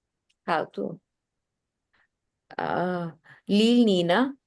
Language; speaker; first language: Chinese; non-native, learner; Hindi